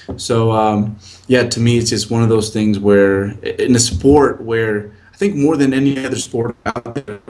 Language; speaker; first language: English; native; English